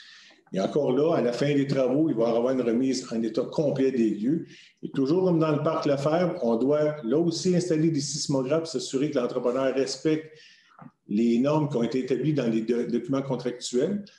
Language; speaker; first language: French; native; French